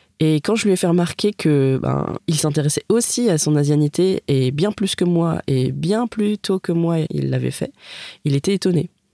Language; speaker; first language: French; native; French